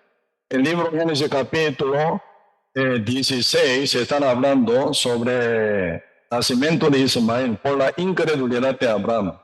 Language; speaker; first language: Spanish; non-native, learner; Korean